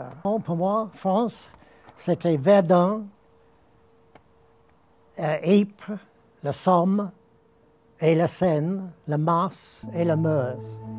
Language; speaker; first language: French; non-native, fluent; English